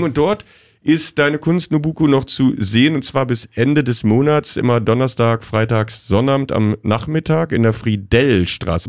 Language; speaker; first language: German; native; German